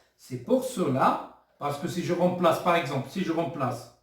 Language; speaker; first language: French; non-native, local second language; Arabic